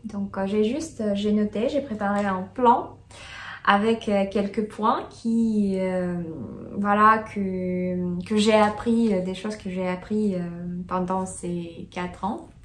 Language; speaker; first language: French; non-native, fluent; Russian